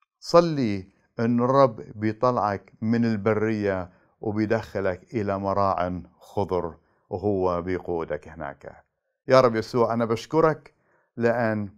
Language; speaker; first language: Arabic; native; Arabic